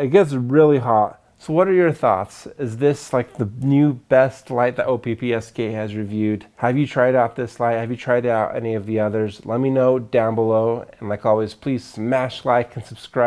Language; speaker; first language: English; native; English